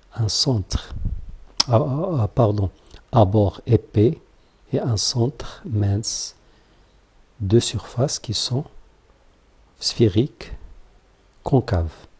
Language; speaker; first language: French; non-native, local second language; Arabic